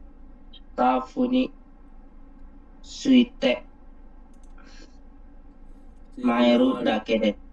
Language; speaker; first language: Japanese; non-native, learner; Indonesian